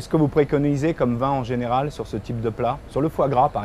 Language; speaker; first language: French; native; French